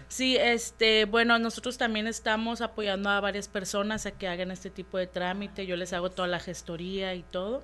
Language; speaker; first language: Spanish; native; Spanish